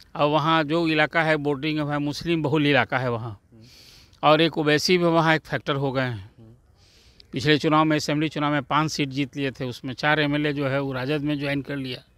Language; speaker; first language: Hindi; native; Hindi